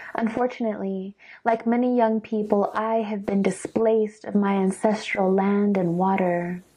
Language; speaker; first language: English; early bilingual, other home language; Spanish